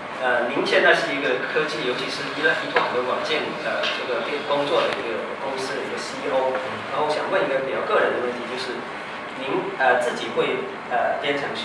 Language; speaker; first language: Chinese; native; Chinese